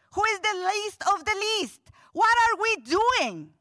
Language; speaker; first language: English; non-native, fluent; Spanish